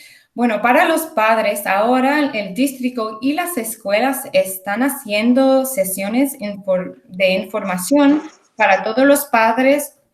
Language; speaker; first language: Spanish; early bilingual, heritage; English